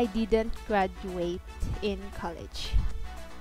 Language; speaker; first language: English; non-native, fluent; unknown